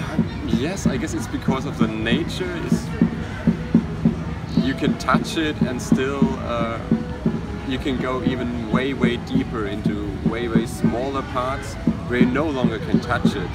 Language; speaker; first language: English; non-native, fluent; German